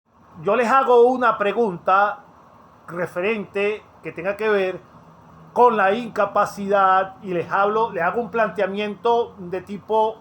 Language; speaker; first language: Spanish; native; Spanish